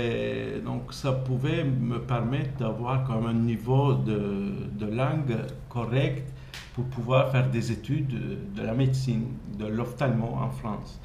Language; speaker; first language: French; non-native, fluent; Turkish